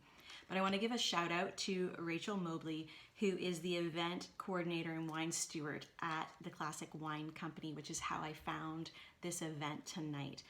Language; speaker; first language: English; native; English